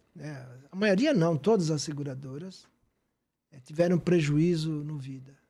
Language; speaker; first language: Portuguese; native; Portuguese